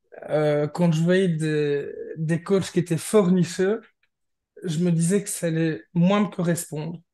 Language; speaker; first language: French; native; French